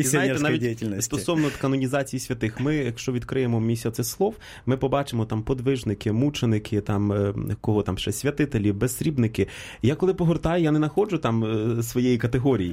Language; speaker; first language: Ukrainian; native; Ukrainian